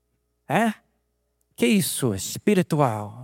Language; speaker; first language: Portuguese; non-native, fluent; English